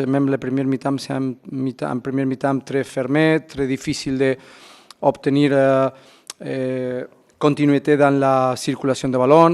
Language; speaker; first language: French; non-native, fluent; Spanish